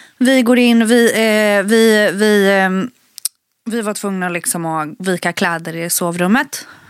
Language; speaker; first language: Swedish; early bilingual, other home language; Spanish